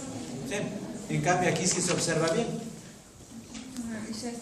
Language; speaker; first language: Spanish; native; Spanish